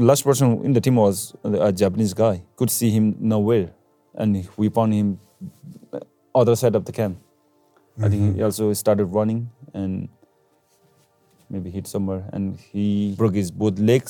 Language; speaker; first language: English; non-native, local second language; Sherpa